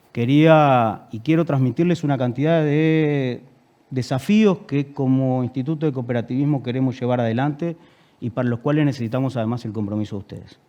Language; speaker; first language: Spanish; native; Spanish